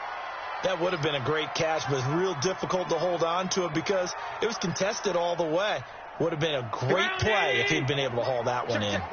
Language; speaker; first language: English; native; English